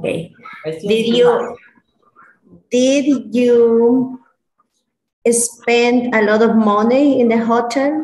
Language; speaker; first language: English; non-native, learner; Spanish